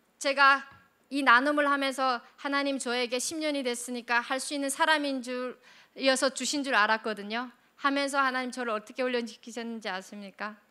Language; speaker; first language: Korean; native; Korean